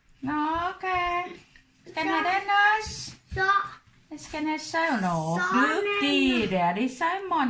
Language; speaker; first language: Danish; non-native, learner; Thai